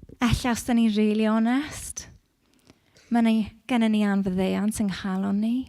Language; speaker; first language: Welsh; non-native, local second language; English